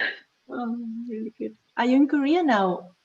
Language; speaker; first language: English; non-native, learner; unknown